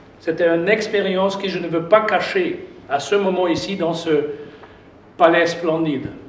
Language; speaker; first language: French; non-native, fluent; German